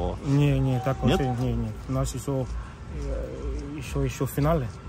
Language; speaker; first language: Russian; non-native, fluent; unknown